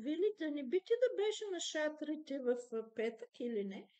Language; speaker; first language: Bulgarian; native; Bulgarian